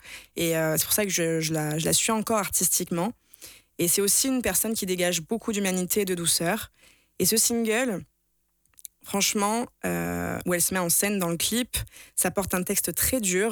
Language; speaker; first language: French; native; French